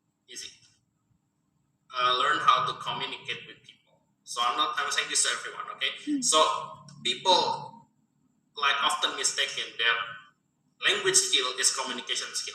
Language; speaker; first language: English; non-native, fluent; Indonesian